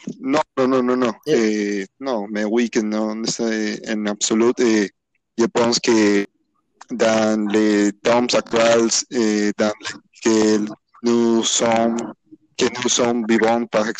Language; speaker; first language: French; non-native, learner; Spanish